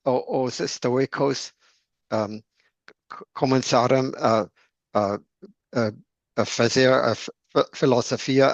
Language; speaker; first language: Portuguese; non-native, learner; English